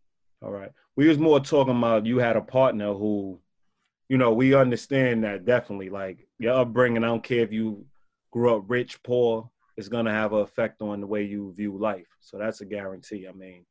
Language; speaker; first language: English; native; English